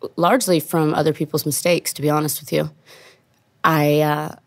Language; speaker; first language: English; non-native, fluent; Italian